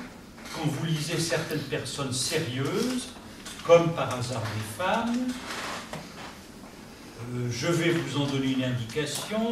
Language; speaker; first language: French; native; French